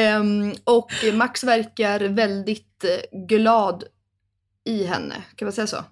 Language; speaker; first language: Swedish; native; Swedish